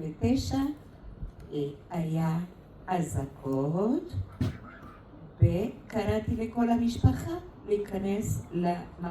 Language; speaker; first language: Hebrew; non-native, fluent; Spanish